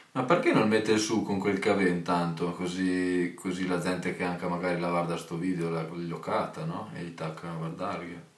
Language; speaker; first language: Italian; native; Italian